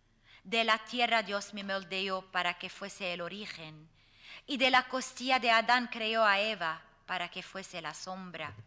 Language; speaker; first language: Spanish; non-native, fluent; Arabic